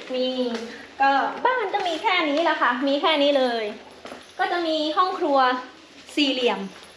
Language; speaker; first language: Thai; non-native, local second language; Khmer